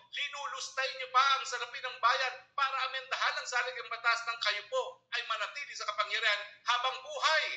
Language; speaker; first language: Filipino; native; Filipino